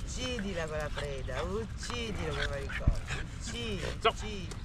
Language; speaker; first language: Italian; native; Italian